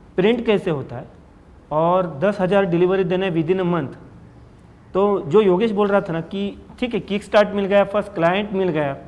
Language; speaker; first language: Hindi; non-native, local second language; Marathi